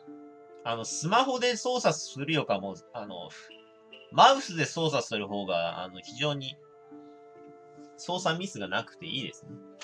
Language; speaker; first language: Japanese; native; Japanese